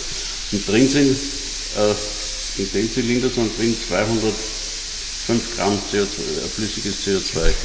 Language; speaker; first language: German; native; German